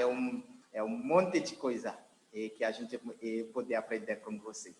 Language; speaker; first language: Portuguese; non-native, learner; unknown